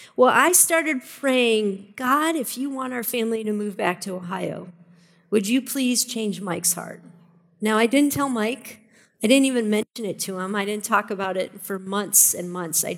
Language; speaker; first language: English; native; English